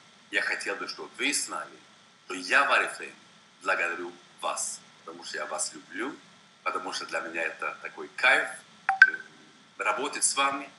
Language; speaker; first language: Russian; non-native, fluent; Swedish